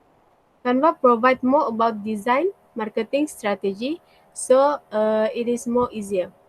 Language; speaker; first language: English; non-native, local second language; Malay